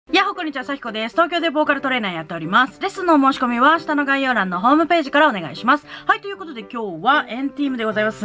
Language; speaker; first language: Japanese; native; Japanese